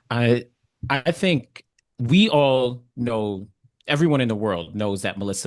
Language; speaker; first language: English; native; English